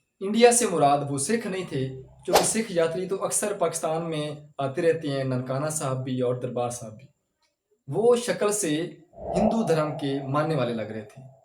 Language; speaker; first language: Urdu; non-native, local second language; Punjabi